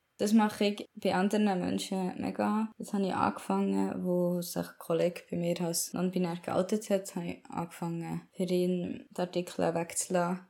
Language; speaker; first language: German; native; German